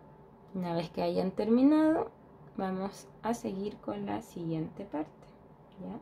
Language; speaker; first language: Spanish; native; Spanish